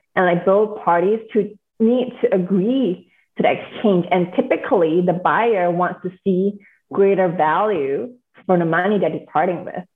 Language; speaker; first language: English; native; English